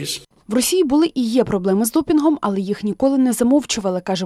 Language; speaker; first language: Ukrainian; native; Ukrainian